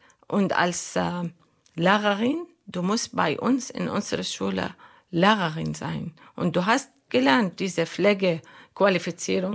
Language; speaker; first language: German; non-native, learner; Arabic